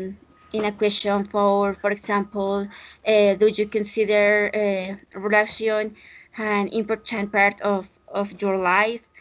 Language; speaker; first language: English; non-native, learner; Spanish